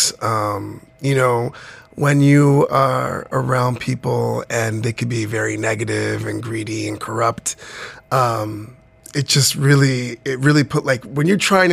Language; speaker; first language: English; native; English